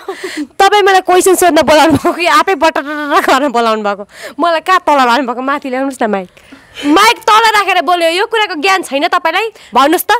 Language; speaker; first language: Nepali; native; Nepali